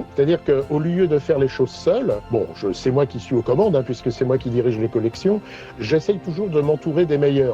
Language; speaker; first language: French; native; French